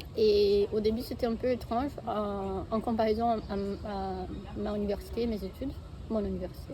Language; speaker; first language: French; non-native, fluent; Portuguese